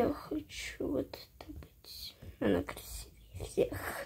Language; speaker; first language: Russian; early bilingual, heritage; Russian